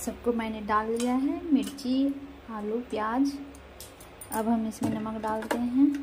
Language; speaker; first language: Hindi; native; Hindi